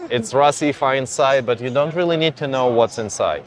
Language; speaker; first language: English; non-native, fluent; Russian